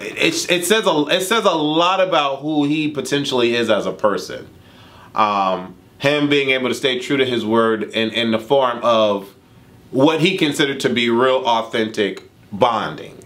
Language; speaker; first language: English; native; English